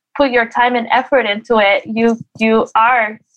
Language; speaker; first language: English; early bilingual, other home language; Spanish